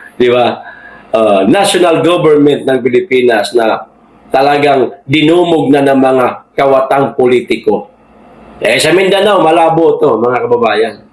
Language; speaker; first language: Filipino; non-native, local second language; Cebuano